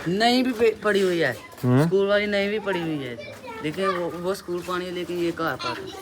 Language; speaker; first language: Urdu; non-native, local second language; Punjabi